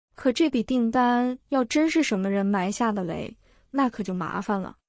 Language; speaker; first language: Chinese; native; Chinese